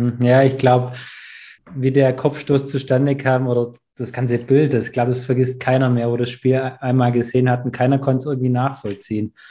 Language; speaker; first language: German; native; German